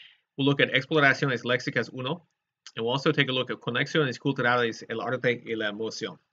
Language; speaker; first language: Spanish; non-native, fluent; English